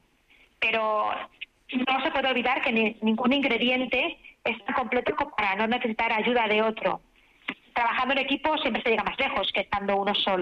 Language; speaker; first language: Spanish; native; Spanish